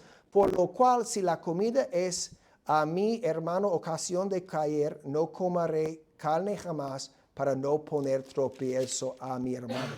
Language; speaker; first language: Spanish; non-native, fluent; English